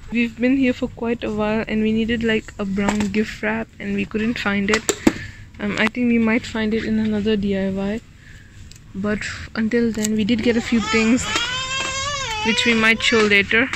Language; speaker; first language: English; non-native, local second language; Hindi